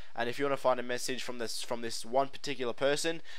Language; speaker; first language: English; native; English